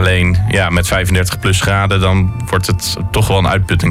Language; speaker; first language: Dutch; native; Dutch